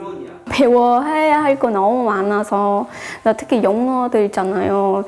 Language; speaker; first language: Korean; non-native, fluent; Vietnamese